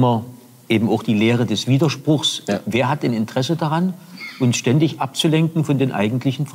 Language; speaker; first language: German; native; German